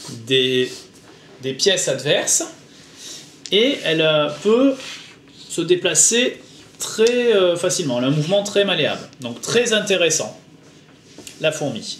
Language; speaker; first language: French; native; French